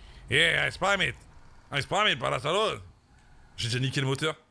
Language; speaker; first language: French; native; French